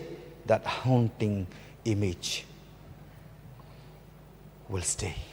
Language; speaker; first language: English; non-native, local second language; Khasi